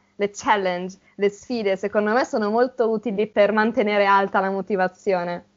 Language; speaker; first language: Italian; native; Italian